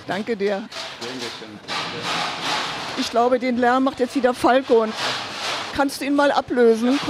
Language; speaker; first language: German; native; German